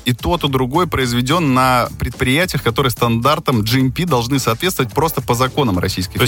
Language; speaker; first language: Russian; native; Russian